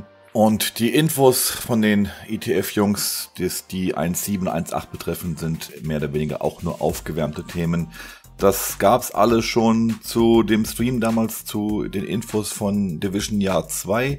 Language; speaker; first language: German; native; German